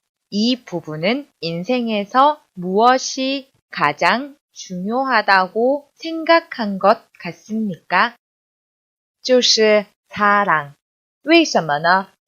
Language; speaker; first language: Korean; non-native, fluent; Chinese